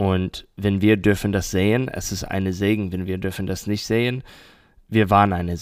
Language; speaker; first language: German; non-native, learner; English